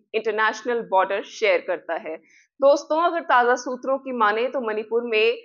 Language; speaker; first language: Hindi; non-native, local second language; Punjabi